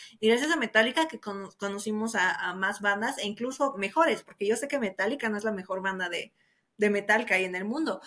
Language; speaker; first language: Spanish; native; Spanish